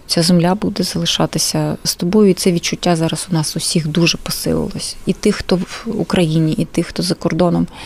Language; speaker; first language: Ukrainian; non-native, local second language; Russian